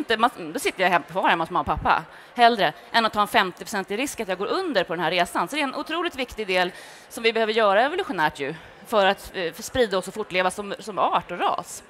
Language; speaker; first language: Swedish; native; Swedish